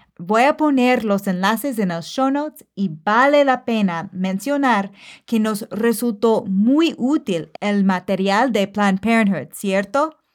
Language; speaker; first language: Spanish; non-native, fluent; English